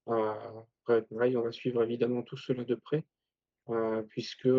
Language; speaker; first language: French; native; French